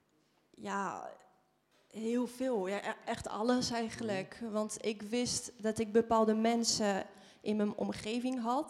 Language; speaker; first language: Dutch; non-native, fluent; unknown